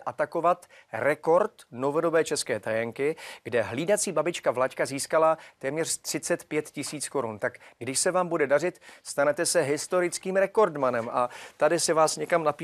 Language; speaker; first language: Czech; native; Czech